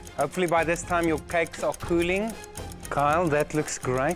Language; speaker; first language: English; non-native, local second language; Afrikaans